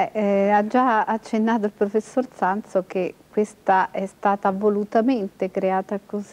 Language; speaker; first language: Italian; native; Italian